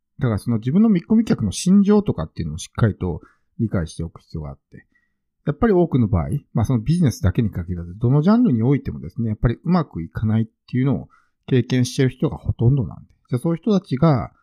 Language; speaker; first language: Japanese; native; Japanese